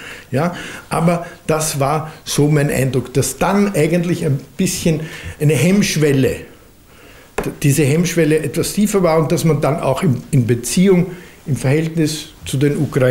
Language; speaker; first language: German; native; German